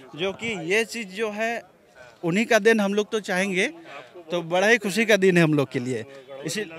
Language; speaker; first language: Hindi; native; Hindi